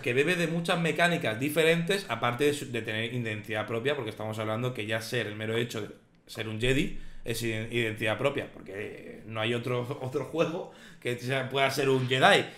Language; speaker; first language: Spanish; native; Spanish